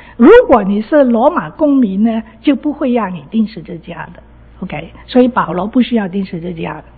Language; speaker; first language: Chinese; non-native, local second language; Cantonese